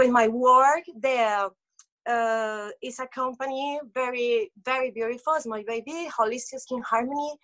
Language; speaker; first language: English; non-native, local second language; Spanish